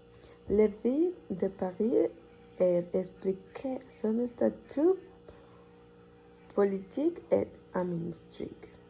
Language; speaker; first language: French; non-native, learner; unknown